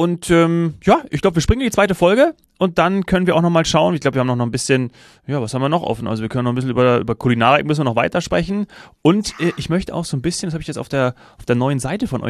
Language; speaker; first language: German; native; German